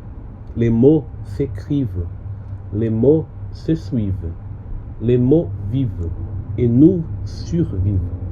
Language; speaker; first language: French; non-native, learner; Portuguese